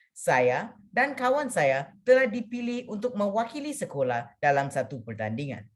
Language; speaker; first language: Malay; non-native, local second language; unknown